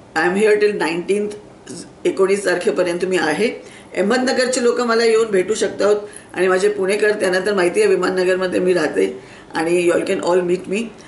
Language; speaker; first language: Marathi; non-native, local second language; Sindhi